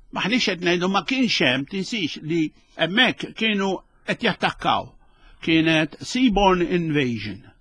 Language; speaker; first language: Maltese; early bilingual, other home language; Spanish